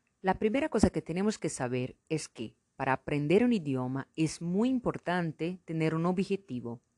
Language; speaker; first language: Spanish; non-native, fluent; Portuguese